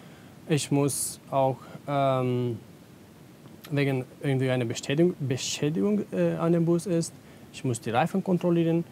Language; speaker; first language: German; non-native, learner; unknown